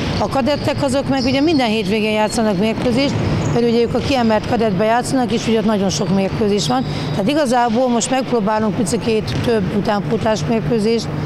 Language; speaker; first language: Hungarian; native; Hungarian